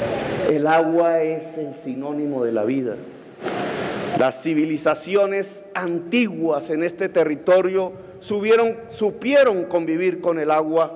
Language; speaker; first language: Spanish; native; Spanish